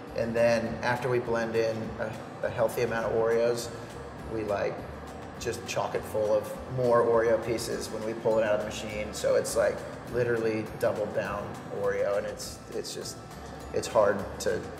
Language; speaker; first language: English; native; English